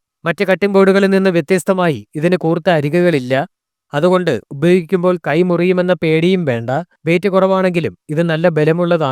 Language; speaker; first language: Malayalam; native; Malayalam